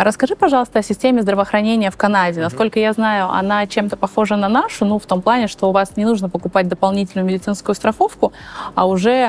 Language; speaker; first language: Russian; native; Russian